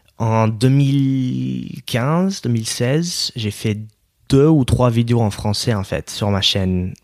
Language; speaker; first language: French; non-native, fluent; English